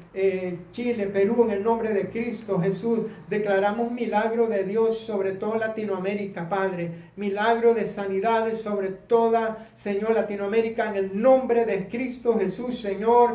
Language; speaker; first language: Spanish; native; Spanish